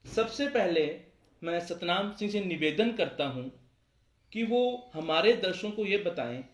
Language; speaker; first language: Hindi; non-native, local second language; Punjabi